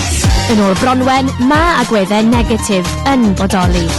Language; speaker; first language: Welsh; native; Welsh